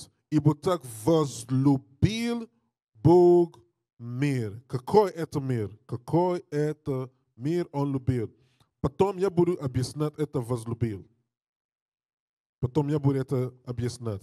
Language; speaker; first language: Russian; non-native, learner; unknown